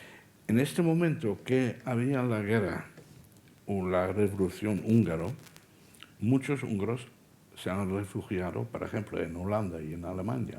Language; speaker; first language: Spanish; non-native, fluent; Dutch